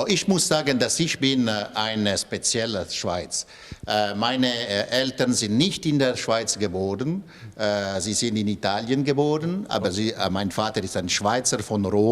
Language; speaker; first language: German; non-native, local second language; French